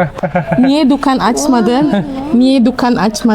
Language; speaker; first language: Turkish; non-native, learner; Indonesian